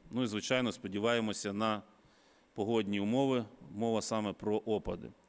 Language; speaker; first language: Ukrainian; native; Ukrainian